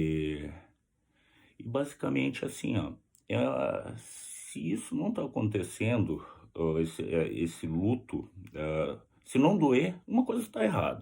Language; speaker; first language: Portuguese; native; Portuguese